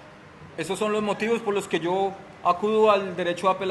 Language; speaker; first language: Spanish; native; Spanish